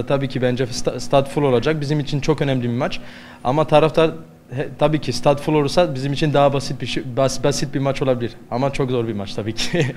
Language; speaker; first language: Turkish; early bilingual, heritage; Turkish